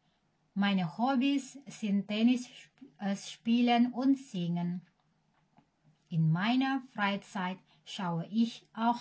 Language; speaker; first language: German; non-native, learner; Indonesian